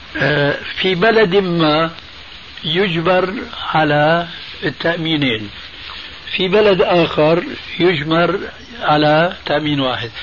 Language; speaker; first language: Arabic; native; Arabic